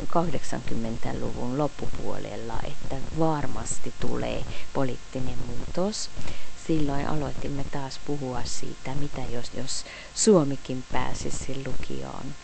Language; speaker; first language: Finnish; non-native, fluent; Hungarian